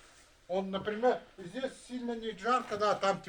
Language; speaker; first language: Russian; non-native, local second language; Yakut